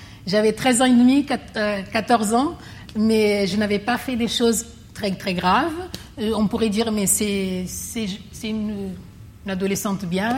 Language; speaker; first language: French; non-native, fluent; Portuguese